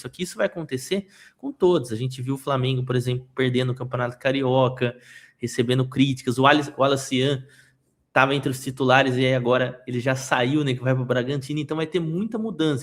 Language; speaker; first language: Portuguese; native; Portuguese